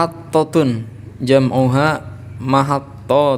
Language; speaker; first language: Arabic; non-native, learner; Indonesian